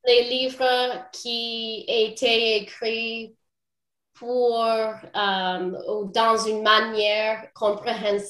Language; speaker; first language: French; non-native, fluent; English